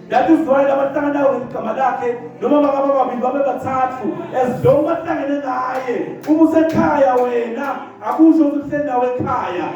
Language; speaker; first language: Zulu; non-native, local second language; Swati